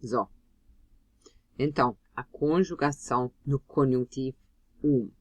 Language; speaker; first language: Portuguese; non-native, fluent; German